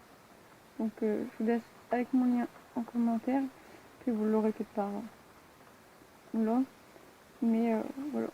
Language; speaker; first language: French; native; French